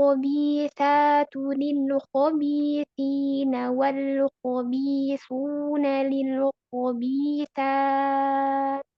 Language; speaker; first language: Arabic; non-native, learner; Indonesian